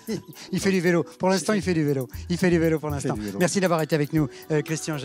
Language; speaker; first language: French; native; French